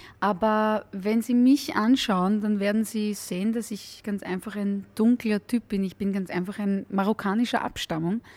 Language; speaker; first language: German; non-native, fluent; Hebrew